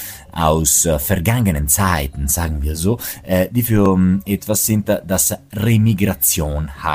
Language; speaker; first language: German; non-native, local second language; Italian